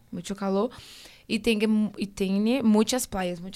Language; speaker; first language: Spanish; non-native, learner; Portuguese